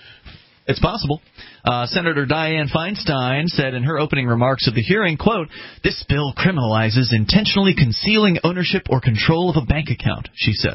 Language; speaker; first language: English; native; English